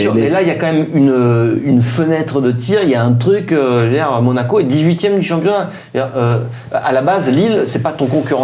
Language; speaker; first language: French; native; French